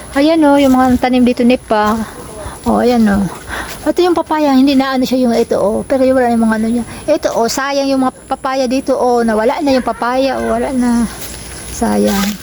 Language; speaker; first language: Filipino; non-native, local second language; Bikol